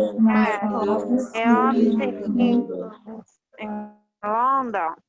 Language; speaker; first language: English; non-native, learner; Portuguese